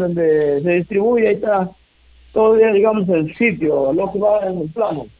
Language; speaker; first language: Spanish; native; Spanish